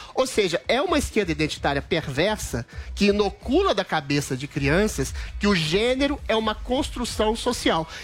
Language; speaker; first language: Portuguese; native; Portuguese